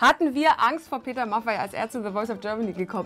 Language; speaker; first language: German; native; German